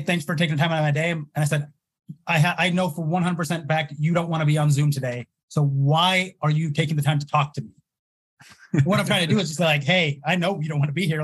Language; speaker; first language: English; native; English